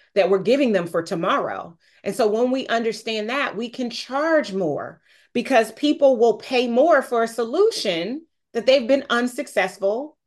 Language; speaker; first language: English; native; English